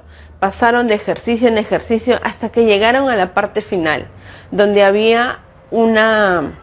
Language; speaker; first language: Spanish; native; Spanish